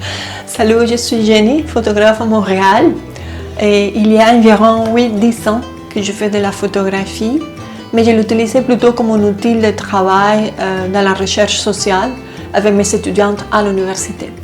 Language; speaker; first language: French; non-native, fluent; Spanish